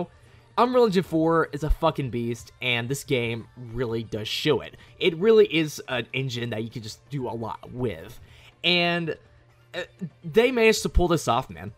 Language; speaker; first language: English; native; English